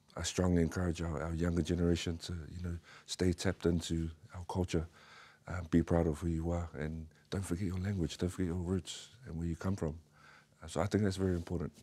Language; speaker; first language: English; native; English